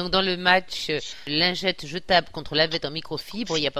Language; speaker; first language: French; native; French